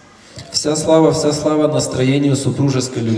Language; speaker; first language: Russian; native; Russian